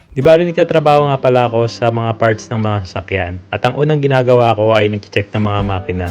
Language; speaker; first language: Filipino; native; Filipino